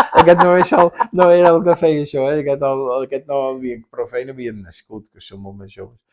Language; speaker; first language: Catalan; non-native, fluent; Dutch